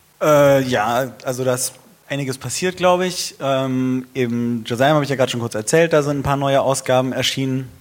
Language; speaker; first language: German; native; German